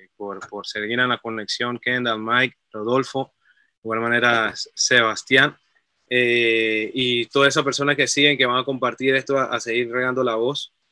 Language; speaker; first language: Spanish; native; Spanish